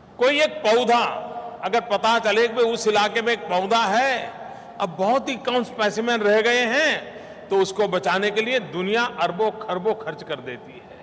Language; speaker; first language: Hindi; non-native, local second language; Gujarati